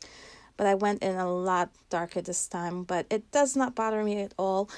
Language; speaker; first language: English; native; English